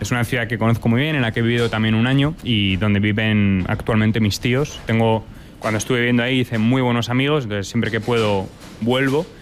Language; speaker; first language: Spanish; native; Spanish